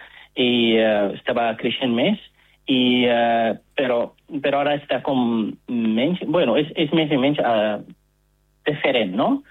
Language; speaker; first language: Catalan; non-native, fluent; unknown